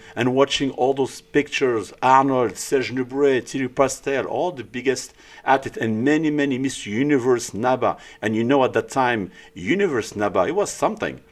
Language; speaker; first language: English; early bilingual, other home language; Arabic